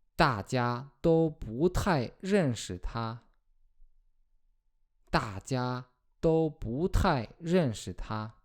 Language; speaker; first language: Chinese; non-native, fluent; Polish